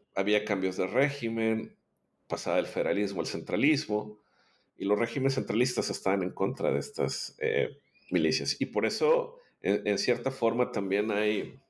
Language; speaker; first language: Spanish; native; Spanish